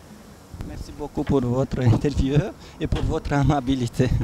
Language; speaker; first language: French; non-native, learner; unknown